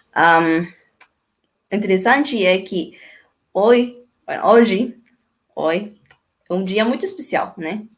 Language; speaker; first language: Portuguese; non-native, learner; Spanish